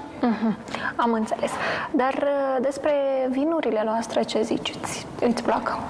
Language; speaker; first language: Romanian; native; Romanian